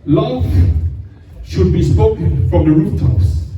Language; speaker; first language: English; non-native, fluent; Danish